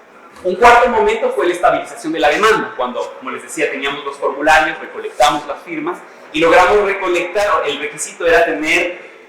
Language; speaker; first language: Spanish; native; Spanish